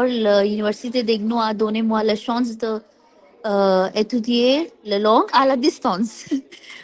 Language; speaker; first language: French; non-native, learner; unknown